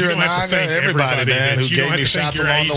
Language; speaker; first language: English; native; English